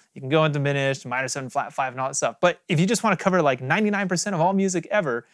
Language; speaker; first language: English; native; English